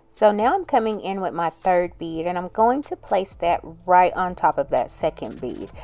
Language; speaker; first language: English; native; English